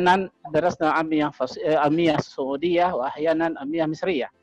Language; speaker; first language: Arabic; non-native, fluent; Indonesian